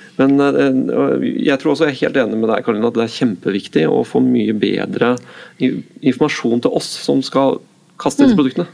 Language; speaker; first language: Norwegian; native; Norwegian